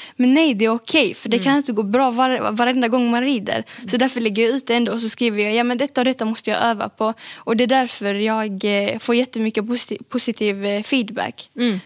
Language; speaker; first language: Swedish; early bilingual, other home language; Arabic